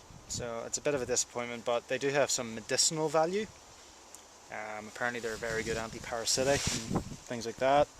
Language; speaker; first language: English; native; English